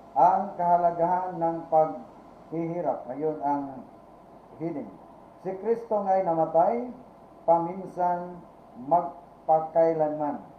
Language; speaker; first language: Filipino; non-native, local second language; Cebuano